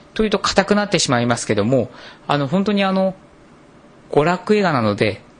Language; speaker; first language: Japanese; native; Japanese